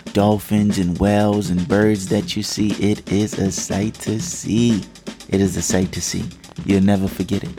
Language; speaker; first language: English; native; English